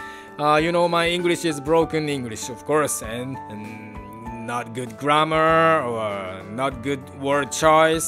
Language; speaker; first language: English; non-native, learner; Japanese